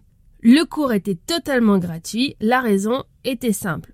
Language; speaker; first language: French; native; French